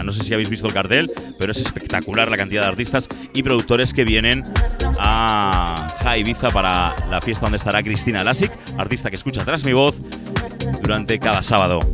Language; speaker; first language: Spanish; native; Spanish